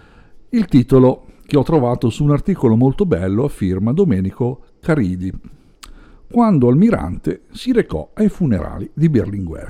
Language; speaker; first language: Italian; native; Italian